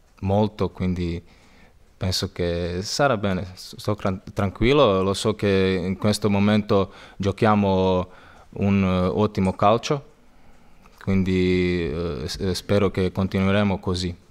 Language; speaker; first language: Italian; non-native, learner; Croatian